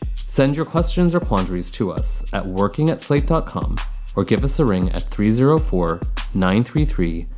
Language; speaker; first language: English; early bilingual, other home language; Bangla